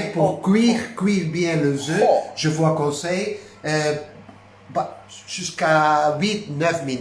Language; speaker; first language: French; non-native, fluent; Spanish